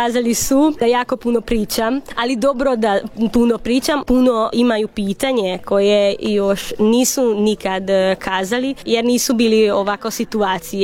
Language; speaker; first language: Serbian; non-native, local second language; Hungarian